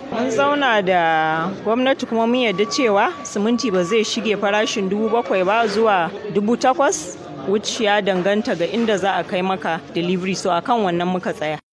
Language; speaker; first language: Hausa; native; Hausa